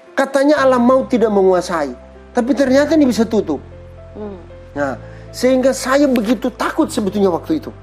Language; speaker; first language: Indonesian; native; Indonesian